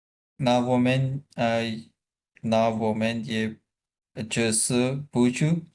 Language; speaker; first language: Chinese; non-native, learner; Urdu